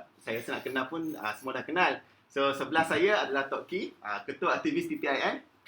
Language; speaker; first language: Malay; native; Malay